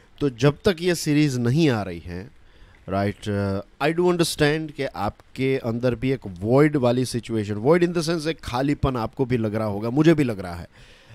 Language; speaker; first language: Hindi; non-native, local second language; Gujarati